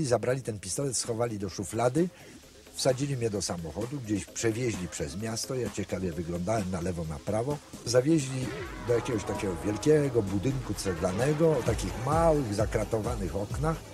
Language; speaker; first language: Polish; native; Polish